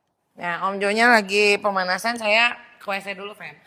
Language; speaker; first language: Indonesian; native; Indonesian